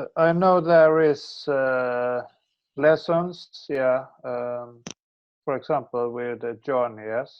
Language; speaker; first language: English; non-native, fluent; Swedish